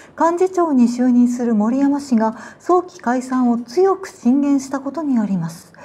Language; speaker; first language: Japanese; native; Japanese